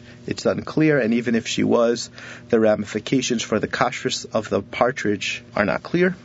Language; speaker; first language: English; native; English